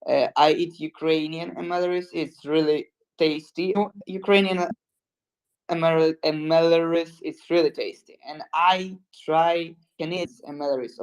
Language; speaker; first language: English; non-native, learner; Ukrainian